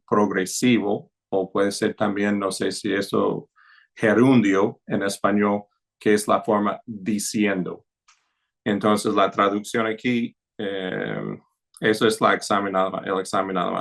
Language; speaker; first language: Spanish; non-native, fluent; English